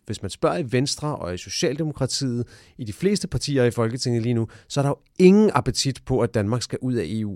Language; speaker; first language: Danish; native; Danish